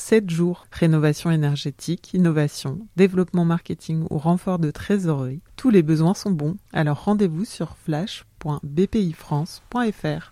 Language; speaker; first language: French; native; French